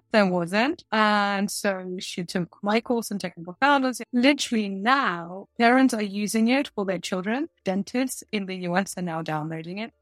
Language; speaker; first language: English; early bilingual, other home language; Russian